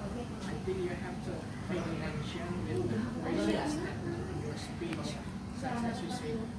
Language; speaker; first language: English; non-native, learner; Indonesian